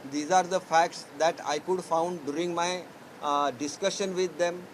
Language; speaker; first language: English; non-native, local second language; Marathi